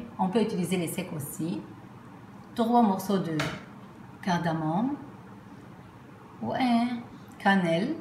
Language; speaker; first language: French; non-native, fluent; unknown